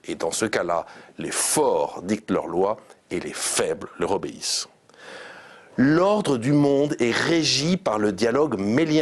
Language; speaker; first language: French; native; French